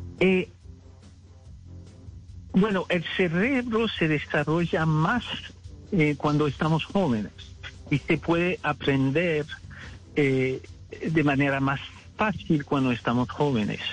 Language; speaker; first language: Spanish; non-native, fluent; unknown